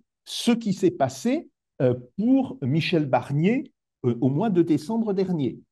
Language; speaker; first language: French; native; French